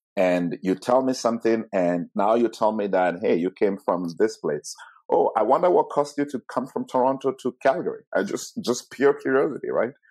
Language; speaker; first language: English; non-native, fluent; Italian